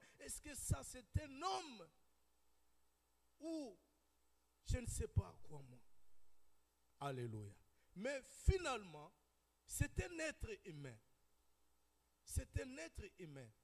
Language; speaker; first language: French; non-native, local second language; Lingala